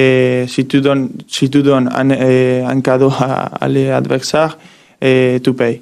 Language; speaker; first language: French; non-native, learner; Spanish